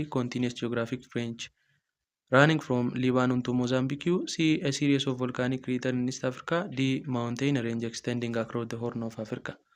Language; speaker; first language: English; non-native, local second language; Amharic